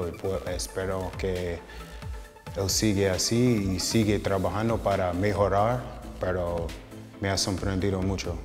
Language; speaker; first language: Spanish; non-native, fluent; English